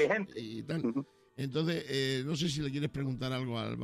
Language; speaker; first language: Spanish; native; Spanish